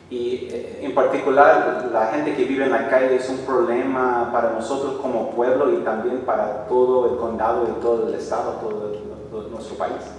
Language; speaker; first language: Spanish; non-native, fluent; English